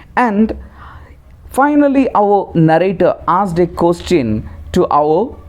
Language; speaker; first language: English; non-native, local second language; Malayalam